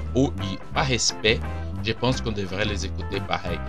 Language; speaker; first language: French; non-native, fluent; Portuguese